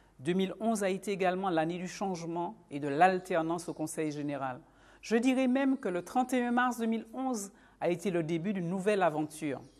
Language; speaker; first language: French; native; French